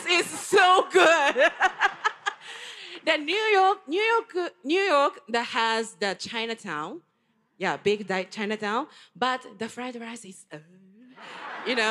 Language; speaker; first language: English; non-native, learner; Japanese